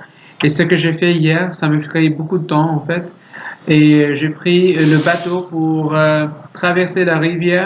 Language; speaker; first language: French; non-native, learner; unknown